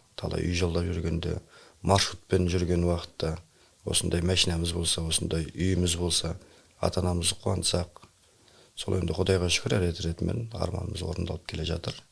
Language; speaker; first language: Kazakh; native; Kazakh